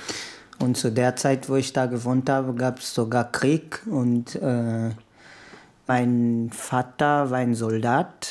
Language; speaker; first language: German; non-native, fluent; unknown